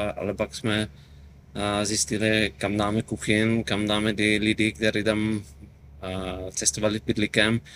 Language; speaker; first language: Czech; non-native, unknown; German